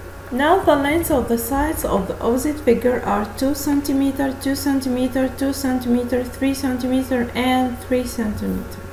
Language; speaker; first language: English; non-native, fluent; Arabic